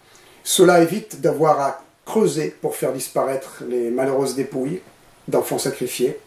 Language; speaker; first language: French; native; French